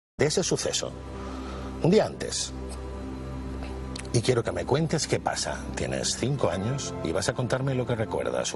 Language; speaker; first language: Spanish; native; Spanish